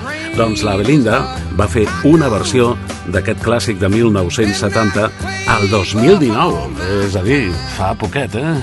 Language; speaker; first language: Catalan; native; Catalan